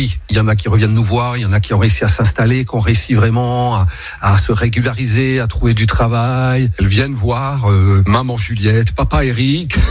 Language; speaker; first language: French; native; French